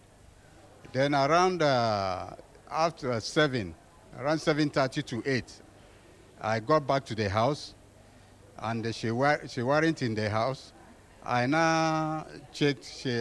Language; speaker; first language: English; non-native, local second language; Igbo